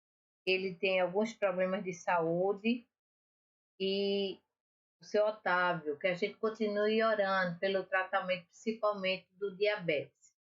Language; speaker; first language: Portuguese; native; Portuguese